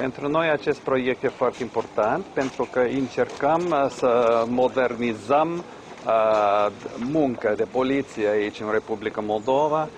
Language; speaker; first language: Romanian; non-native, learner; English